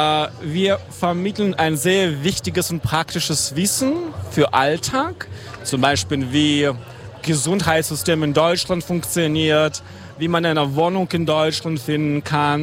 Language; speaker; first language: German; non-native, fluent; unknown